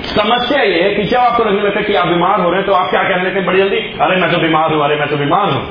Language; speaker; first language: Hindi; native; Hindi